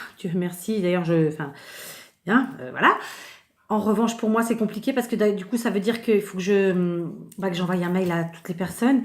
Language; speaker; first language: French; native; French